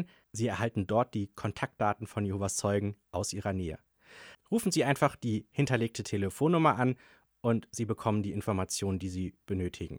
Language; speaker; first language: German; native; German